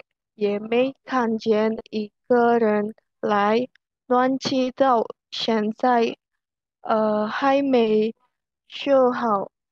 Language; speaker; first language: Chinese; non-native, learner; Indonesian